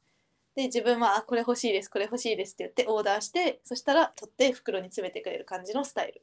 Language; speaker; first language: Japanese; native; Japanese